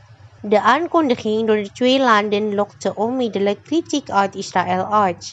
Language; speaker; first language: Dutch; non-native, fluent; Indonesian